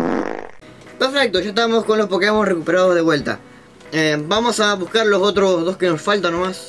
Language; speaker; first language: Spanish; native; Spanish